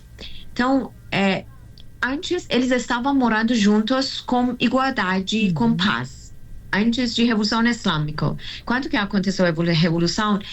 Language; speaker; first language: Portuguese; non-native, learner; Persian